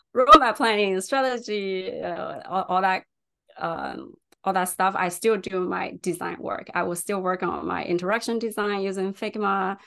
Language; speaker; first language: English; non-native, fluent; Chinese